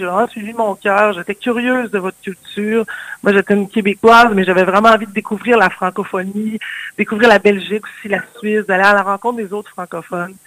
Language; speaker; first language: French; native; French